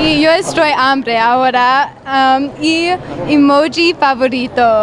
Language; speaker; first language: Spanish; non-native, learner; English